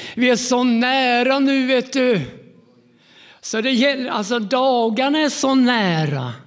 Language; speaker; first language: Swedish; native; Swedish